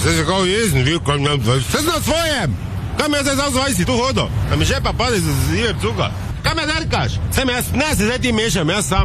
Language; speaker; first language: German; non-native, learner; Slovenian